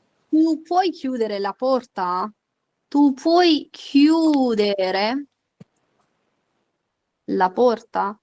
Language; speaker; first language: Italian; non-native, fluent; Urdu